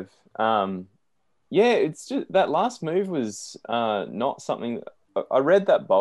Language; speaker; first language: English; native; English